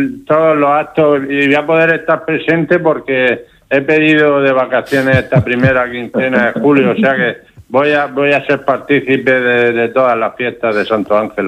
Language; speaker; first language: Spanish; native; Spanish